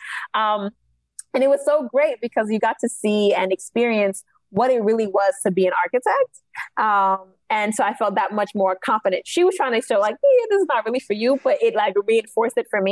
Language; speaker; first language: English; native; English